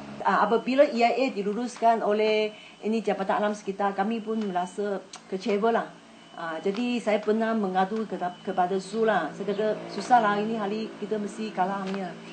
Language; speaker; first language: Malay; non-native, local second language; Chinese